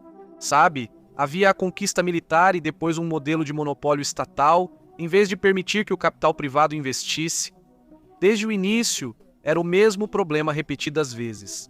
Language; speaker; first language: Portuguese; native; Portuguese